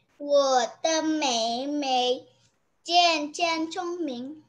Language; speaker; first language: Chinese; non-native, learner; Indonesian